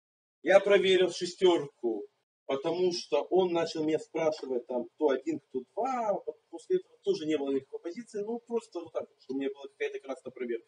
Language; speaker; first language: Russian; native; Russian